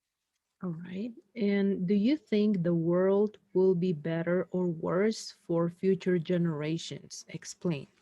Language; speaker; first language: English; non-native, fluent; Spanish